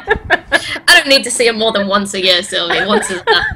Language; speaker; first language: English; native; English